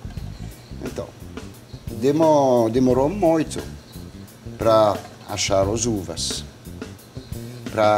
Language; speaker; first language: Portuguese; non-native, fluent; French